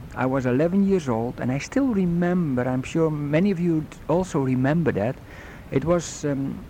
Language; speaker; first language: English; non-native, fluent; Dutch